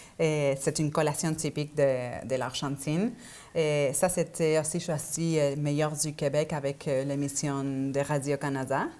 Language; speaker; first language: French; non-native, fluent; Spanish